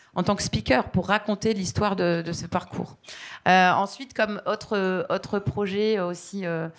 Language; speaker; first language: French; native; French